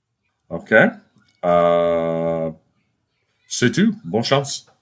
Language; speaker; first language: French; non-native, fluent; English